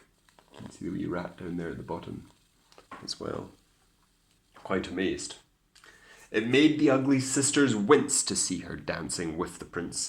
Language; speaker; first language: English; native; English